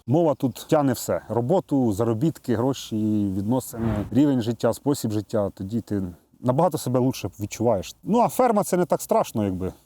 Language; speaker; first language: Ukrainian; native; Ukrainian